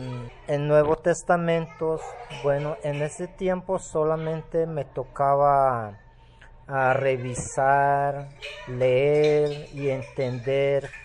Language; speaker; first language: Spanish; non-native, local second language; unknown